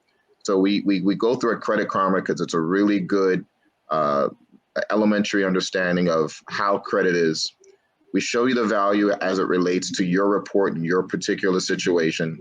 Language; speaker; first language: English; native; English